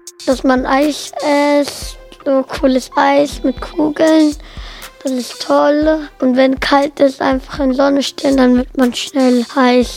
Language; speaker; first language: German; early bilingual, other home language; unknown